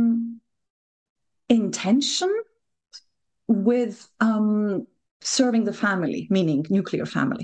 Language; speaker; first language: English; non-native, fluent; Lithuanian